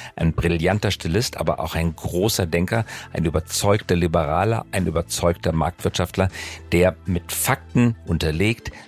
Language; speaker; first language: German; native; German